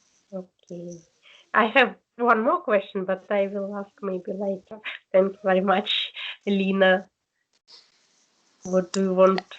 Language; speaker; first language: English; non-native, learner; Russian